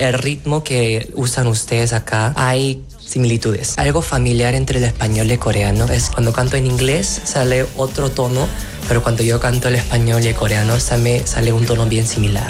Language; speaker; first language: Spanish; non-native, fluent; Korean